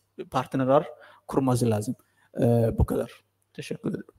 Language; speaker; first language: Turkish; non-native, fluent; Somali